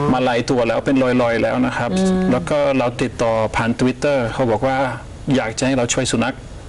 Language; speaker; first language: Thai; non-native, fluent; Dutch